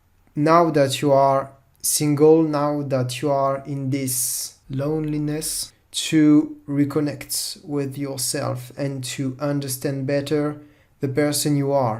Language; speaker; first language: English; non-native, fluent; French